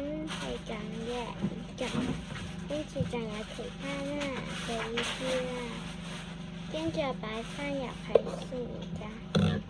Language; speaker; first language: Cantonese; native; Cantonese